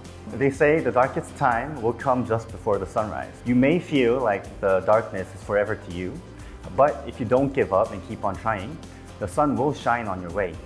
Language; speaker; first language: English; non-native, fluent; Korean